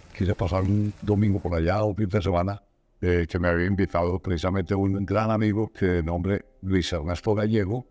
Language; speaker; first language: Spanish; native; Spanish